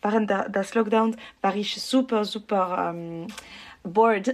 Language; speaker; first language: German; non-native, learner; French